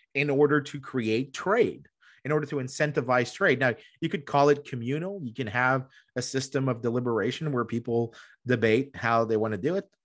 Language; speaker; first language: English; native; English